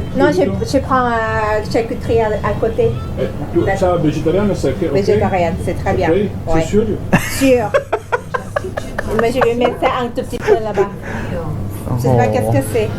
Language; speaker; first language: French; non-native, learner; Thai